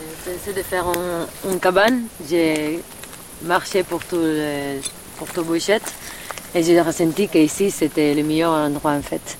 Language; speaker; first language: French; non-native, fluent; Catalan